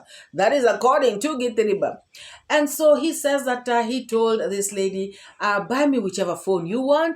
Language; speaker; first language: English; non-native, local second language; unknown